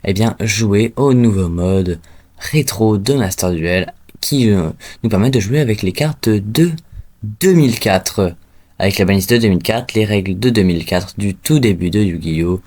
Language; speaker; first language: French; native; French